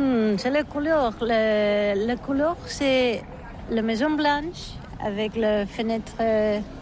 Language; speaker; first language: French; non-native, learner; Catalan